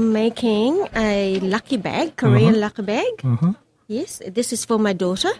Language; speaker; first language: English; non-native, learner; Korean